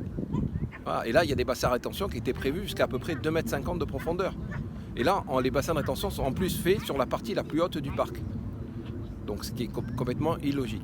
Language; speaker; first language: French; native; French